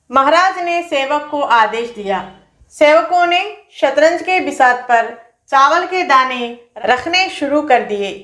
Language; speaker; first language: Hindi; non-native, local second language; Telugu